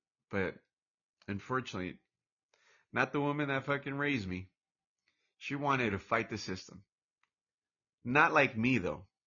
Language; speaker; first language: English; early bilingual, other home language; Spanish